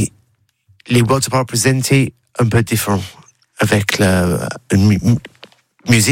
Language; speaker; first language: French; non-native, learner; English